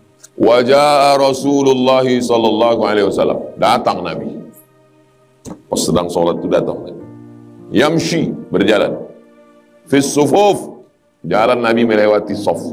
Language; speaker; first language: Malay; native; Malay